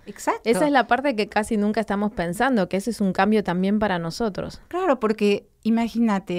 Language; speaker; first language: Spanish; native; Spanish